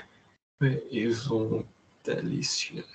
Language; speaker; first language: French; non-native, learner; English